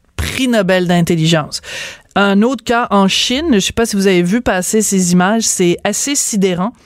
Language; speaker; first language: French; native; French